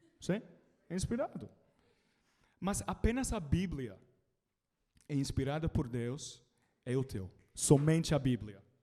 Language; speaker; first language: Portuguese; non-native, learner; English